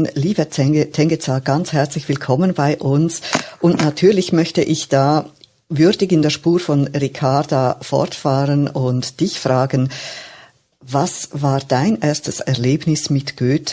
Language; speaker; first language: German; native; German